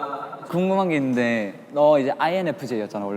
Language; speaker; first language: Korean; non-native, learner; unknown